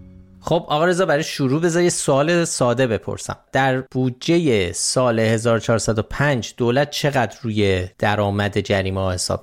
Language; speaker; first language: Persian; native; Persian